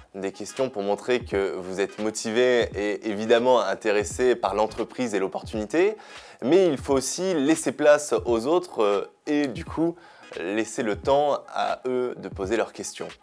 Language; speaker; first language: French; native; French